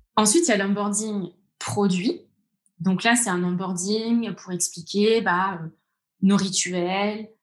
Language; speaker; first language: French; native; French